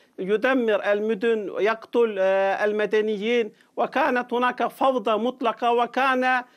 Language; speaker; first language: Arabic; non-native, fluent; Turkish